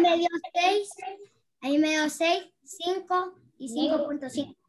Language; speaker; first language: Spanish; native; Spanish